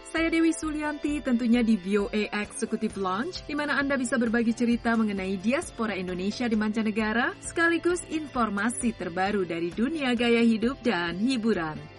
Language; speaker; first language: Indonesian; native; Indonesian